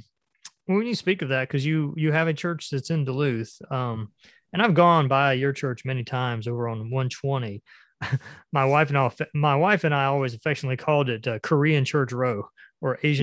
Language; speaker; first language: English; native; English